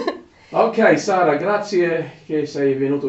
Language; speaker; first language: Italian; non-native, learner; English